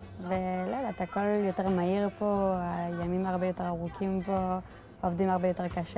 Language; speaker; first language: Hebrew; non-native, learner; French